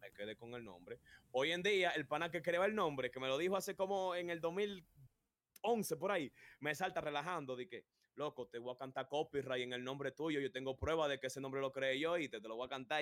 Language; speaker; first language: Spanish; native; Spanish